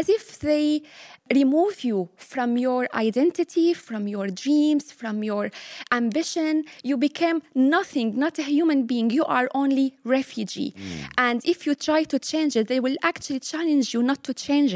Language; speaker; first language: English; non-native, fluent; Arabic